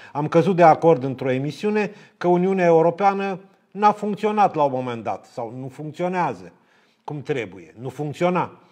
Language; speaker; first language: Romanian; native; Romanian